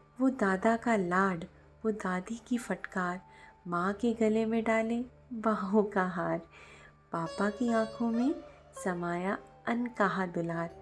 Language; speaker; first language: Hindi; native; Hindi